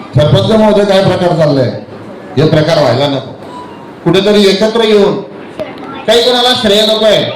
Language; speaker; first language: Marathi; non-native, local second language; Haryanvi